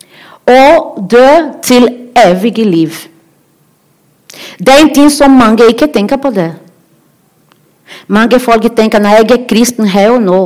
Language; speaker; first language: Norwegian; non-native, learner; Portuguese